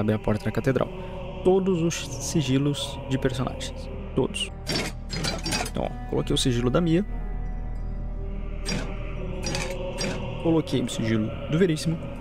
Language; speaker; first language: Portuguese; native; Portuguese